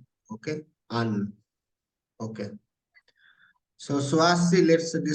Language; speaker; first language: English; non-native, local second language; Hindi